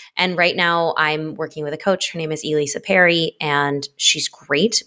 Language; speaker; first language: English; native; English